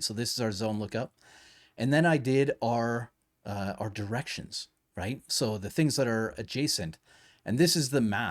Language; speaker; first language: English; native; English